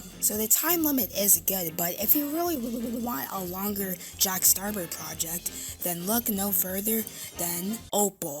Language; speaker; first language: English; native; English